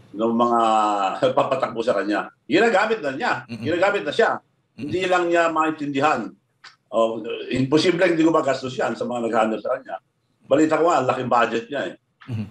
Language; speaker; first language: Filipino; non-native, local second language; Iloko